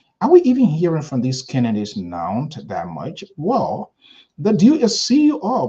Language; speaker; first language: English; native; English